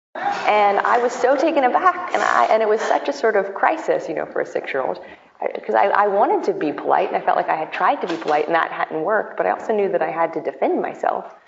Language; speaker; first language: English; native; English